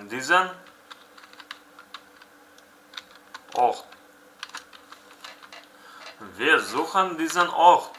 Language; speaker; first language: German; non-native, fluent; Uzbek